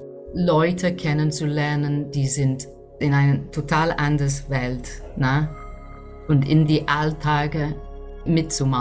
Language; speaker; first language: German; non-native, fluent; English